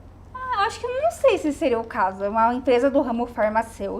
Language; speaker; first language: Portuguese; native; Portuguese